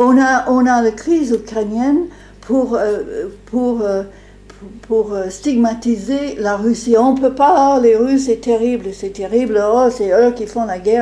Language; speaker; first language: French; non-native, fluent; English